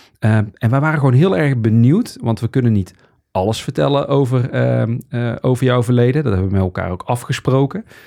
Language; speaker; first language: Dutch; native; Dutch